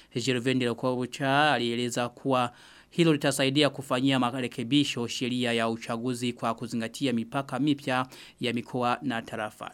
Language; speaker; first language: Swahili; non-native, local second language; Rundi